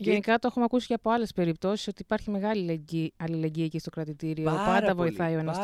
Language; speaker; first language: Greek; native; Greek